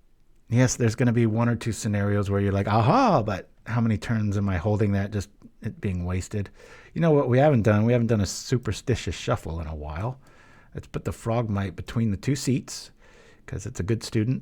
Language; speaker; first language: English; native; English